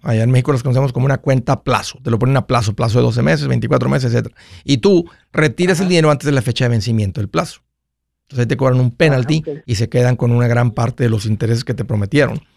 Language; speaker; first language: Spanish; native; Spanish